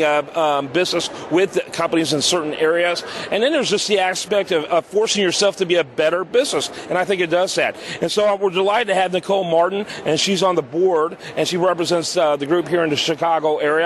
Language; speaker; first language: English; native; English